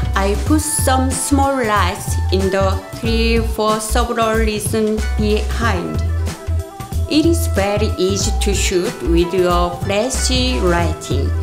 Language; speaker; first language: English; non-native, learner; Korean